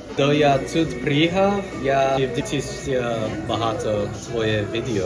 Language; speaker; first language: Ukrainian; non-native, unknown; English